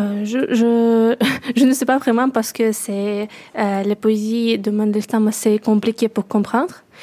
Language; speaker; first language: French; non-native, learner; Russian